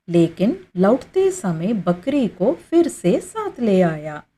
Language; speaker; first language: Hindi; non-native, local second language; Tamil